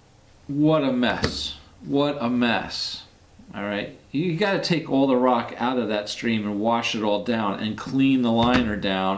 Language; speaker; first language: English; native; English